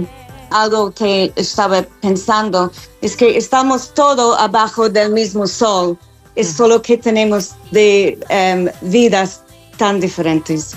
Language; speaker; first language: Spanish; non-native, learner; English